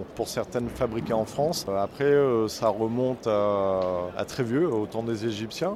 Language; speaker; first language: French; native; French